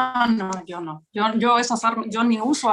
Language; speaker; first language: Spanish; native; Spanish